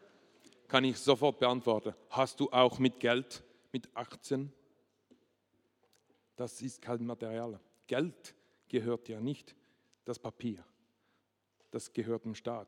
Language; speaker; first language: German; non-native, local second language; French